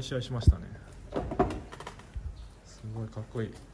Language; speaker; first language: Japanese; native; Japanese